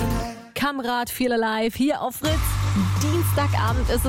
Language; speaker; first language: German; native; German